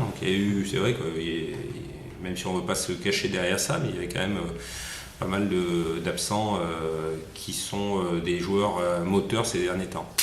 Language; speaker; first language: French; native; French